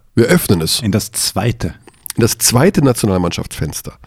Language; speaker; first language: German; native; German